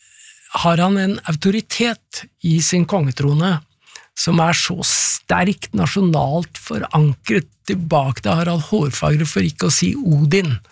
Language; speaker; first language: Norwegian; native; Norwegian